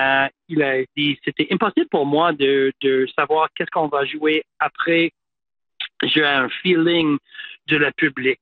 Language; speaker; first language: French; non-native, fluent; English